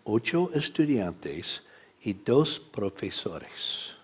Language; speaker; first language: Spanish; non-native, learner; English